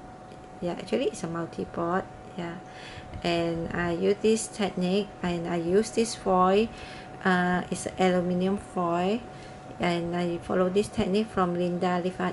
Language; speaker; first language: English; non-native, learner; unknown